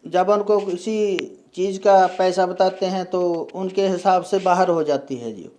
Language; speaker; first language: Hindi; non-native, local second language; Punjabi